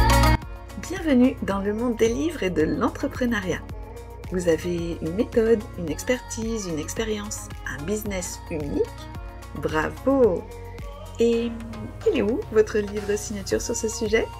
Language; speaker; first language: French; native; French